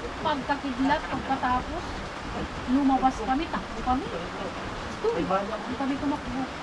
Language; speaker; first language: Filipino; non-native, local second language; Masbatenyo